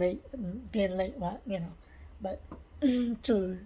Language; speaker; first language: English; native; English